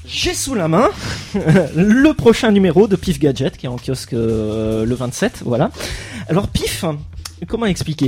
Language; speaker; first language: French; native; French